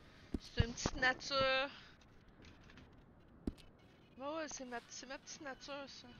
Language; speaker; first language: French; native; French